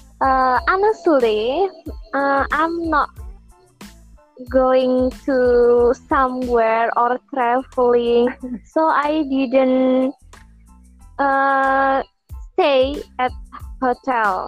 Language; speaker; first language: English; non-native, learner; Indonesian